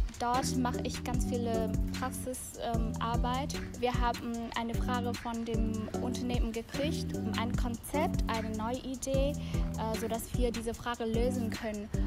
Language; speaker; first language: German; non-native, fluent; Vietnamese